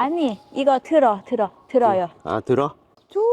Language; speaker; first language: Korean; non-native, learner; Thai